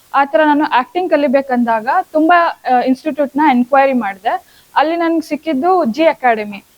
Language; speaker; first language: Kannada; native; Kannada